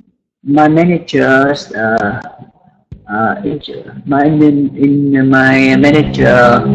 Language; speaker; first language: English; non-native, learner; Vietnamese